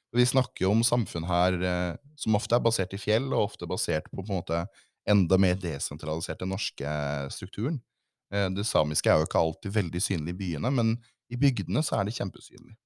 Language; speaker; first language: Norwegian; native; Norwegian